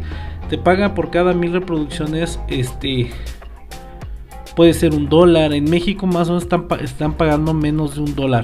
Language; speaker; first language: Spanish; native; Spanish